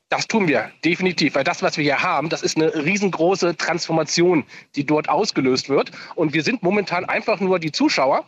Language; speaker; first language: German; native; German